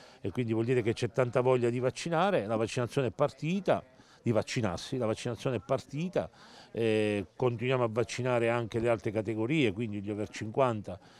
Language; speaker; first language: Italian; native; Italian